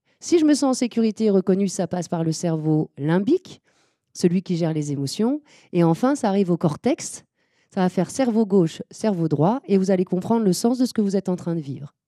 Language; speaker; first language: French; native; French